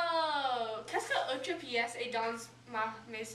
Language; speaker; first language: French; non-native, learner; English